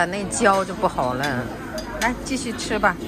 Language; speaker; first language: Chinese; native; Chinese